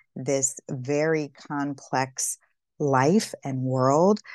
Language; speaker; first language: English; native; English